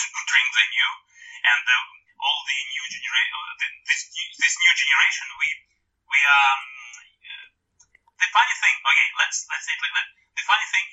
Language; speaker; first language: English; non-native, fluent; Russian